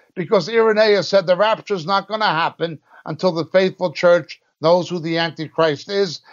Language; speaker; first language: English; native; English